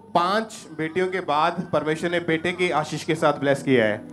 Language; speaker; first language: Hindi; native; Hindi